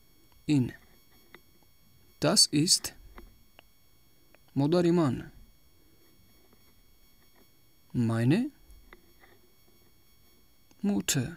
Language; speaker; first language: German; non-native, fluent; Tajik